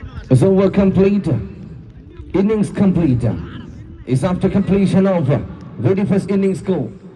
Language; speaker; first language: English; non-native, local second language; Malayalam